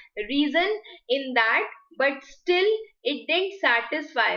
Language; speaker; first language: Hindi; native; Hindi